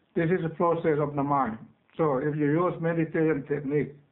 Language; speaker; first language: English; non-native, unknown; Thai